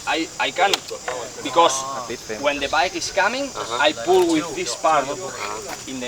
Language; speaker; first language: English; non-native, fluent; Spanish